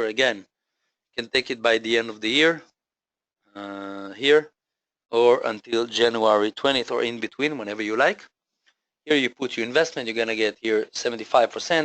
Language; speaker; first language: English; non-native, fluent; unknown